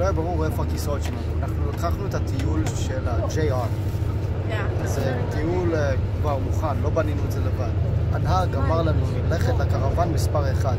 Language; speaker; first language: Hebrew; non-native, fluent; Japanese